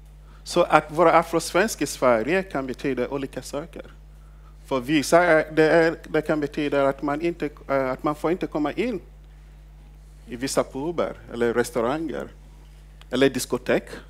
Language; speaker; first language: Swedish; non-native, fluent; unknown